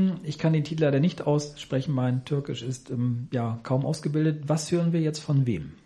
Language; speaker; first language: German; native; German